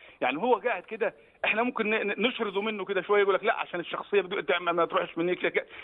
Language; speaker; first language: Arabic; native; Arabic